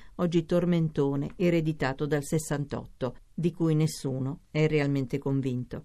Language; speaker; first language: Italian; native; Italian